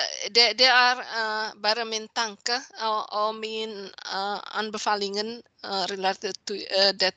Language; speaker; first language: Norwegian; non-native, learner; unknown